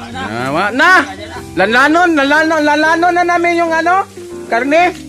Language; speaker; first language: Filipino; non-native, local second language; Cebuano